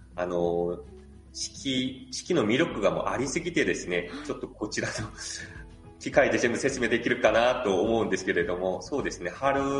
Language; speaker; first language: Japanese; non-native, fluent; Korean